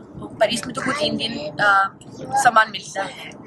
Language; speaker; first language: Hindi; non-native, fluent; Norwegian